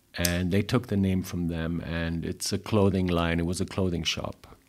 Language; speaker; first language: English; non-native, fluent; German